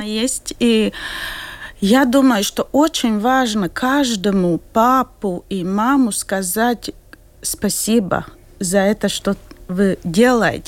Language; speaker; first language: Russian; non-native, local second language; Latvian